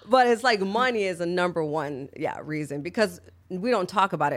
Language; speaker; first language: English; early bilingual, other home language; Spanish